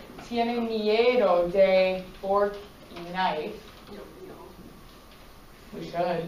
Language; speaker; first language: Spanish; non-native, fluent; English